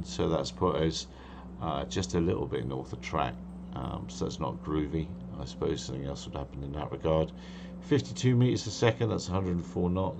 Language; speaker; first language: English; native; English